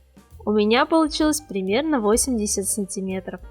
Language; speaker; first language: Russian; native; Russian